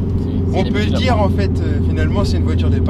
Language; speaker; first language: French; native; French